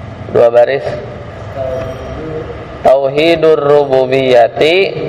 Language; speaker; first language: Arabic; non-native, fluent; Indonesian